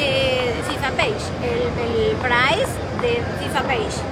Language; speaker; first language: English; non-native, learner; Spanish